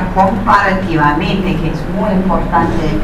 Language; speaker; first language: Spanish; non-native, fluent; English